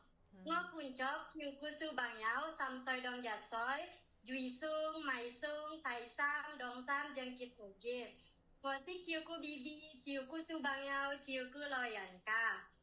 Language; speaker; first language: Cantonese; non-native, learner; Indonesian